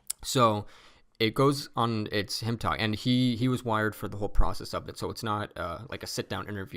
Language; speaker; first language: English; native; English